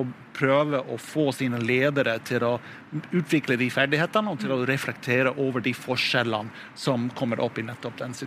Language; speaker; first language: Norwegian; non-native, fluent; English